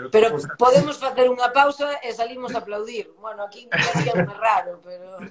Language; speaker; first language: Galician; native; Galician